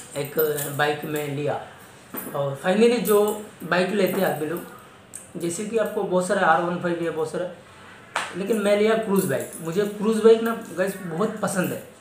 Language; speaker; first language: Hindi; non-native, local second language; Assamese